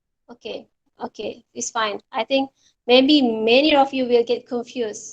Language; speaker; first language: English; non-native, local second language; Malay